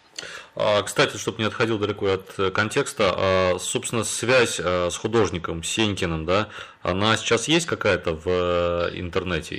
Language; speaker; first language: Russian; native; Russian